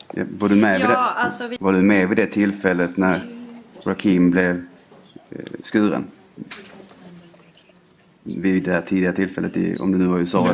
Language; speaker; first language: Swedish; native; Swedish